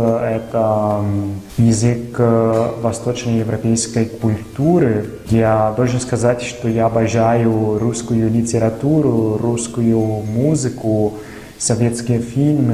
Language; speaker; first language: Russian; non-native, fluent; Italian